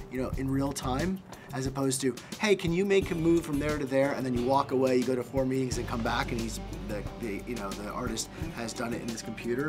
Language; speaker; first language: English; native; English